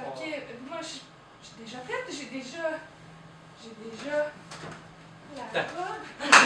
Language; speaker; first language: French; native; French